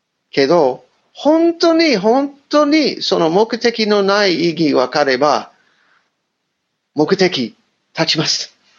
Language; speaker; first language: Japanese; non-native, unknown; English